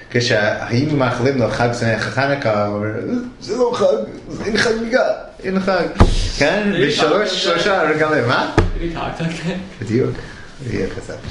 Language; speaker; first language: Hebrew; non-native, fluent; English